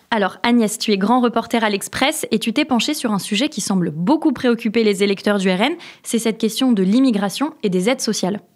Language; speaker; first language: French; native; French